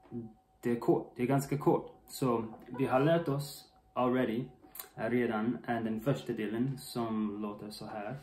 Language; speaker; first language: Swedish; non-native, learner; English